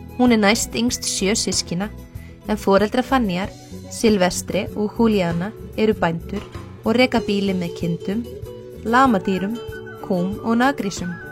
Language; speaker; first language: Icelandic; native; Icelandic